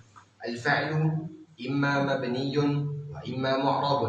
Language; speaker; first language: Arabic; non-native, learner; Malay